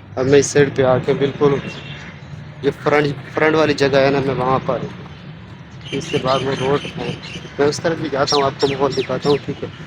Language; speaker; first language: Urdu; non-native, local second language; Saraiki